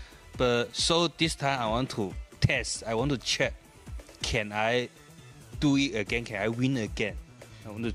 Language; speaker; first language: English; non-native, learner; Chinese